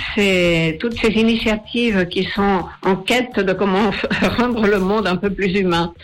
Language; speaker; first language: French; non-native, fluent; Spanish